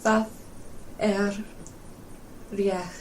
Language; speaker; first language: Icelandic; non-native, learner; English